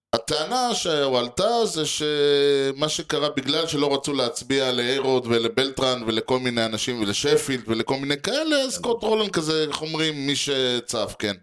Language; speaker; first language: Hebrew; native; Hebrew